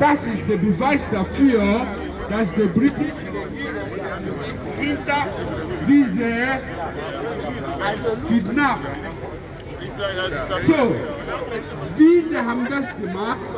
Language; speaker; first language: German; non-native, fluent; Igbo